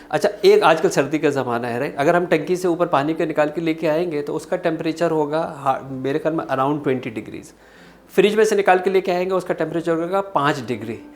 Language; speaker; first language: Urdu; native; Urdu